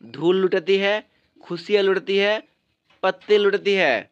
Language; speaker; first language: Hindi; non-native, local second language; Bangla